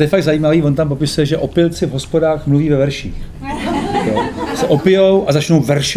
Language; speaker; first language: Czech; native; Czech